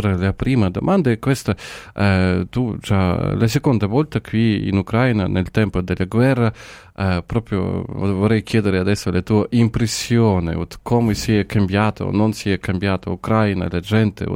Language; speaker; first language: Italian; non-native, learner; Ukrainian